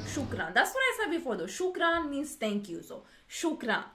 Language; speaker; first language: English; non-native, fluent; Swedish